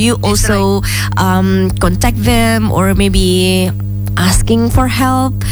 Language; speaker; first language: English; non-native, fluent; Indonesian